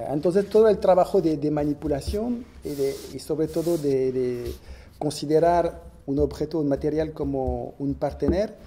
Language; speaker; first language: Spanish; non-native, fluent; French